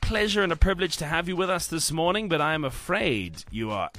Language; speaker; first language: English; native; English